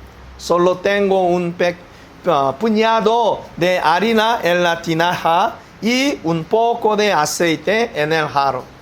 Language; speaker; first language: Spanish; non-native, learner; Korean